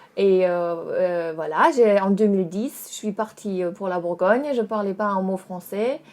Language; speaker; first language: French; non-native, fluent; German